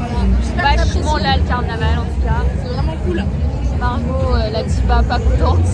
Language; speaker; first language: French; native; French